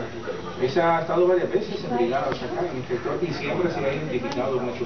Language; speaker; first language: Spanish; native; Spanish